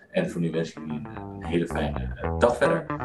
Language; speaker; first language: Dutch; native; Dutch